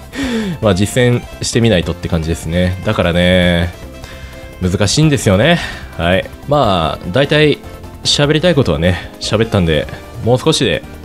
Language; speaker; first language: Japanese; native; Japanese